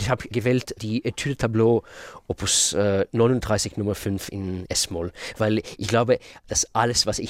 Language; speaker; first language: German; non-native, fluent; Russian